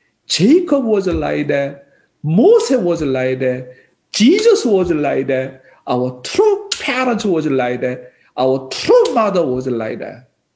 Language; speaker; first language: English; non-native, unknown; Korean